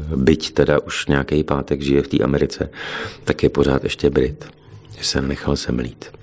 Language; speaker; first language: Czech; native; Czech